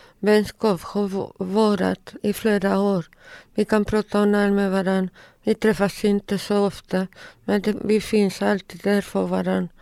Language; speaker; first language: Swedish; non-native, local second language; Spanish